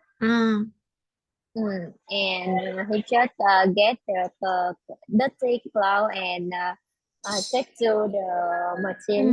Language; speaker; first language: English; non-native, learner; Vietnamese